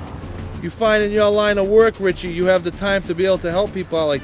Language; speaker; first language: English; native; English